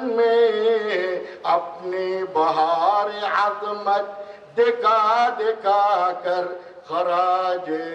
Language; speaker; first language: Urdu; non-native, fluent; Bangla